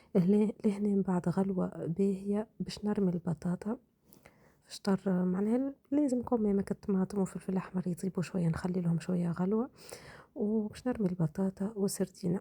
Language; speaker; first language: Arabic; native; Arabic